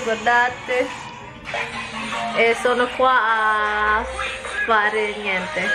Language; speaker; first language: Italian; non-native, fluent; Filipino